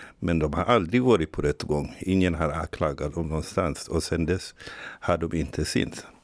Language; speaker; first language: Swedish; non-native, fluent; Tigrinya